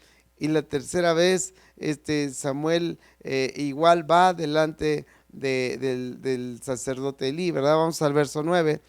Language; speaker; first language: Spanish; native; Spanish